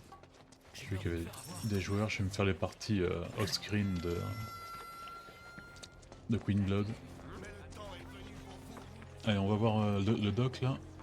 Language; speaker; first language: French; native; French